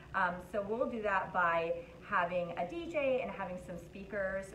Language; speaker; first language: English; native; English